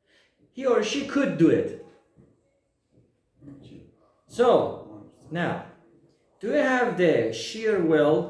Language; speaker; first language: English; non-native, fluent; Persian